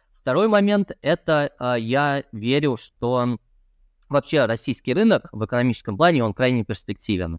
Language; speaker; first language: Russian; native; Russian